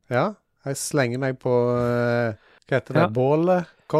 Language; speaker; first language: Norwegian; native; Norwegian